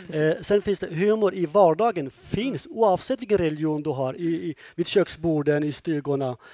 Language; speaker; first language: Swedish; non-native, fluent; Kurdish